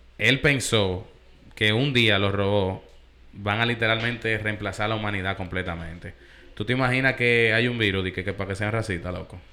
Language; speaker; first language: Spanish; early bilingual, heritage; Spanish